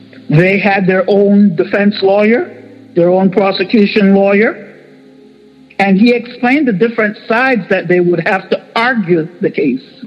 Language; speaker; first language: English; non-native, fluent; Spanish